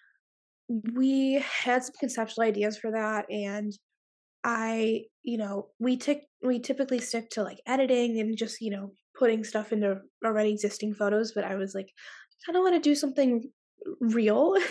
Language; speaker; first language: English; native; English